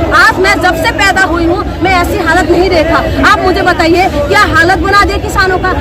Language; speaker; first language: Hindi; non-native, local second language; Manipuri